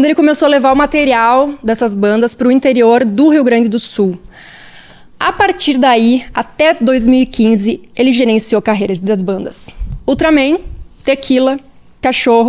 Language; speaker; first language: Portuguese; native; Portuguese